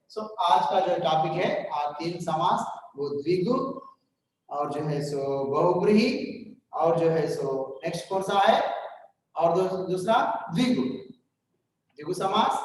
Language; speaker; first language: Hindi; non-native, local second language; Telugu